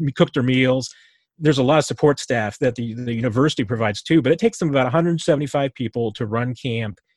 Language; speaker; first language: English; native; English